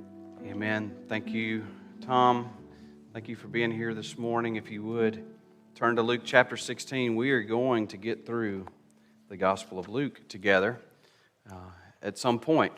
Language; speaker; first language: English; native; English